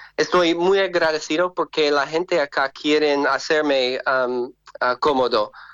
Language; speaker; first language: Spanish; non-native, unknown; English